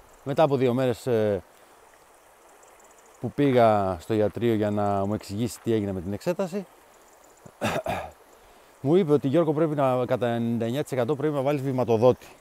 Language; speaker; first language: Greek; native; Greek